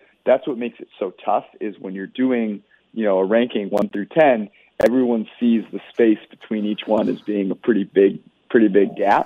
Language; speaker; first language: English; native; English